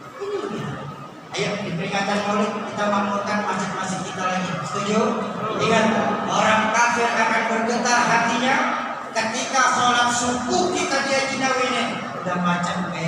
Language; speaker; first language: Indonesian; native; Indonesian